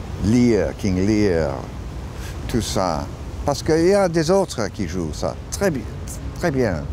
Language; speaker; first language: French; non-native, learner; English